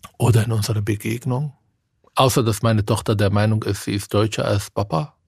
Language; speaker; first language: German; non-native, fluent; Arabic